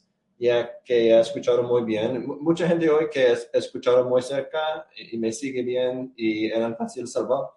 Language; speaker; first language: Spanish; non-native, learner; English